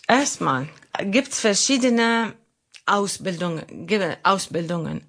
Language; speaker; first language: German; non-native, learner; Arabic